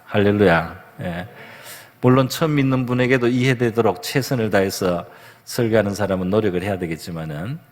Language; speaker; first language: Korean; native; Korean